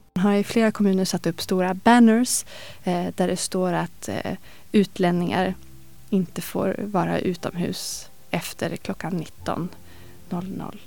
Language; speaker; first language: Swedish; native; Swedish